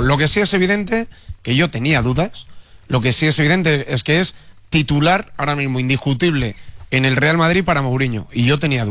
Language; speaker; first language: Spanish; native; Spanish